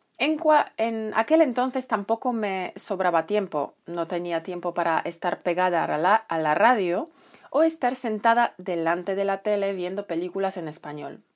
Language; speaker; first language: Spanish; non-native, fluent; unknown